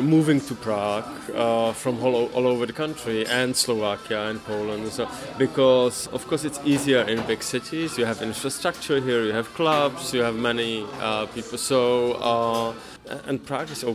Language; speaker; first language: English; non-native, fluent; Polish